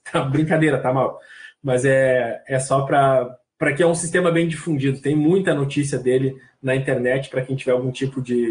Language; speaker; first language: Portuguese; native; Portuguese